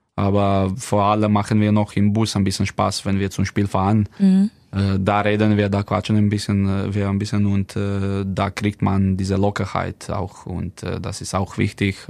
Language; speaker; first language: German; non-native, fluent; Slovenian